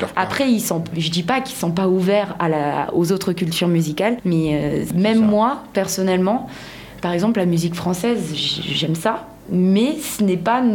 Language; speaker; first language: French; non-native, local second language; Malagasy